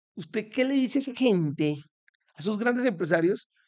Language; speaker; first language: Spanish; native; Spanish